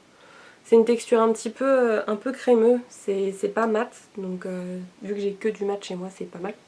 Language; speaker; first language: French; native; French